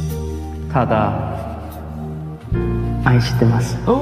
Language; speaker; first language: Japanese; non-native, learner; Korean